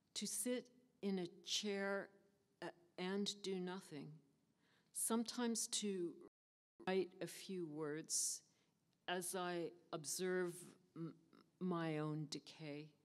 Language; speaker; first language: English; native; English